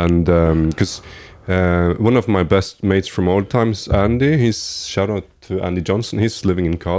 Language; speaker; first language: English; non-native, fluent; Norwegian